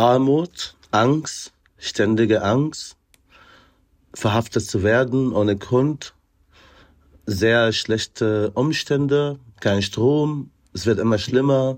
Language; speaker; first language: German; non-native, fluent; Arabic